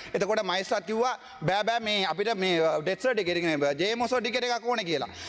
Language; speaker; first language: Sinhala; non-native, local second language; Tamil